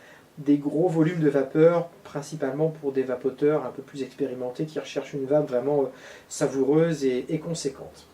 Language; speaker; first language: French; native; French